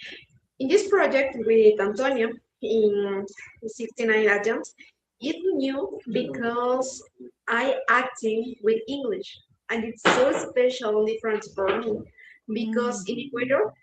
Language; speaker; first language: English; non-native, learner; Spanish